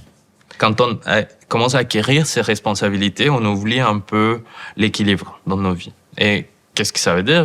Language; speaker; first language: French; non-native, fluent; Spanish